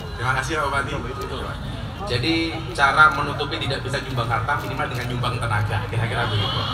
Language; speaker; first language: Indonesian; non-native, local second language; Javanese